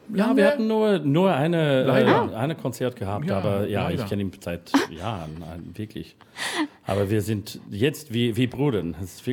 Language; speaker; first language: German; non-native, learner; English